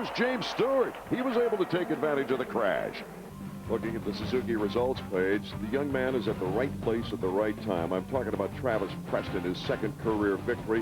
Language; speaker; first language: English; native; English